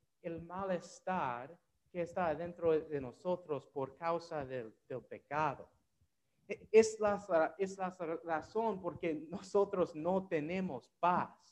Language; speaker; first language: Spanish; non-native, learner; English